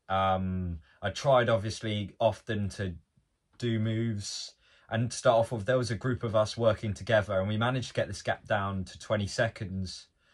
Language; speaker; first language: English; native; English